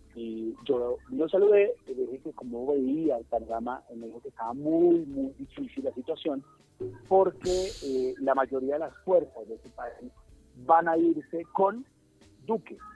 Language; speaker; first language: Spanish; native; Spanish